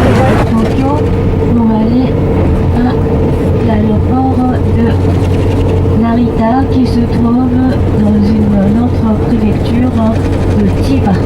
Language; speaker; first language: French; non-native, fluent; Japanese